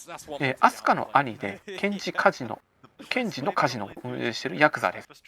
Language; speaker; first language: Japanese; native; Japanese